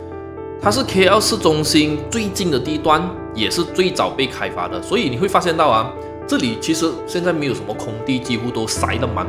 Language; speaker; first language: Chinese; native; Chinese